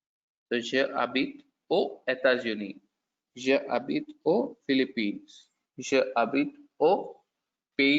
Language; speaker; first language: French; non-native, learner; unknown